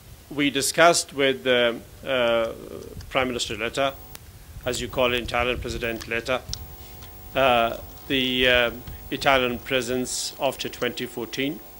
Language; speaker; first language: English; non-native, fluent; Pashto